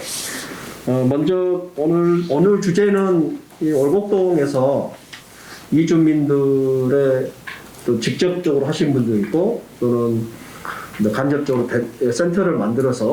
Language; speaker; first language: Korean; native; Korean